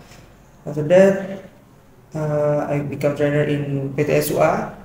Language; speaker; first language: English; non-native, learner; Indonesian